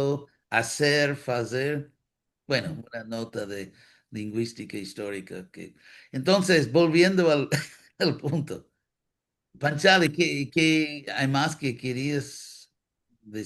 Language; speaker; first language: Spanish; non-native, fluent; English